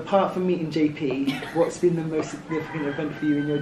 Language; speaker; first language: English; native; English